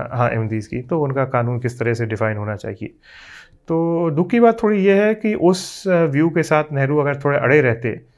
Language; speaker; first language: Hindi; native; Hindi